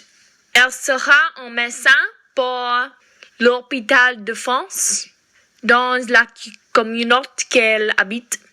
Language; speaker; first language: French; non-native, learner; English